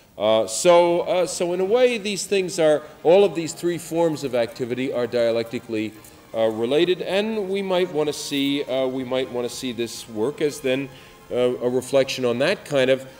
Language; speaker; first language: English; native; English